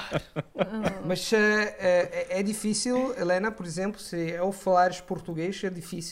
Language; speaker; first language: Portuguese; non-native, learner; Italian